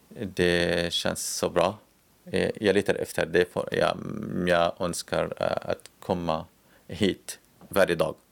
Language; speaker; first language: Swedish; non-native, learner; Arabic